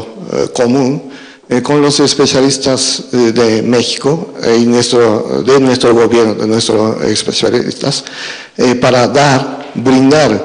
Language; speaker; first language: Spanish; non-native, fluent; Japanese